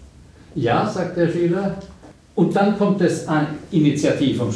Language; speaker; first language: German; non-native, fluent; Swedish